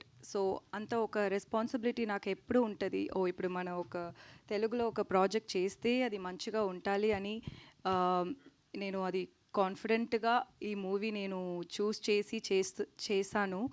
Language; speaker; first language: Telugu; non-native, learner; Tamil